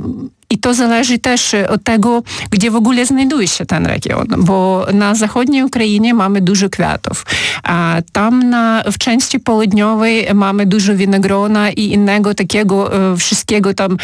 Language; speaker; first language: Polish; non-native, fluent; Ukrainian